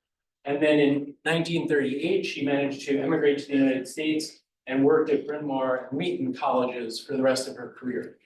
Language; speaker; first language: English; native; English